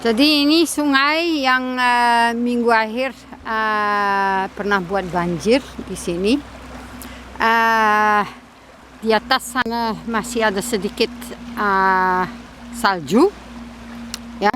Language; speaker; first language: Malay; non-native, fluent; Dutch